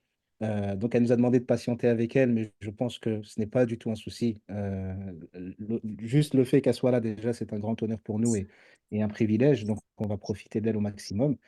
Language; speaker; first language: French; native; French